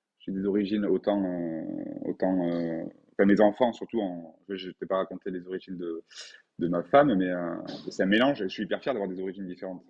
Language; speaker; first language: French; native; French